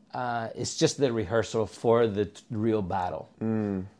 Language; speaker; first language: English; non-native, fluent; Spanish